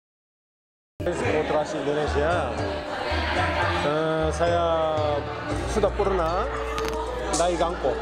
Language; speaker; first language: Indonesian; non-native, learner; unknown